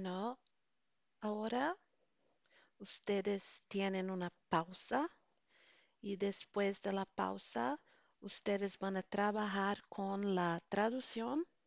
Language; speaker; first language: Spanish; non-native, fluent; Norwegian